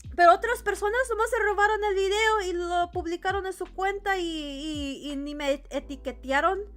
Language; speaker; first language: Spanish; early bilingual, heritage; Spanish